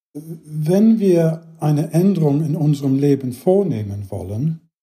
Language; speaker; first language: German; non-native, fluent; English